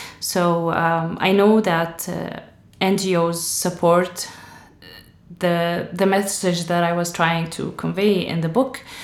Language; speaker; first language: English; non-native, fluent; Arabic